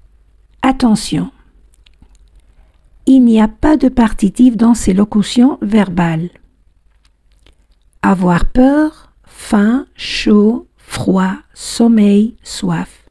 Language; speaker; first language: French; non-native, fluent; Spanish